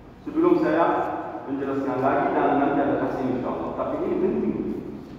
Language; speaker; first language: Indonesian; non-native, learner; Arabic